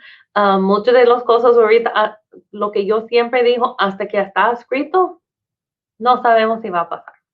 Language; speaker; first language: Spanish; non-native, fluent; English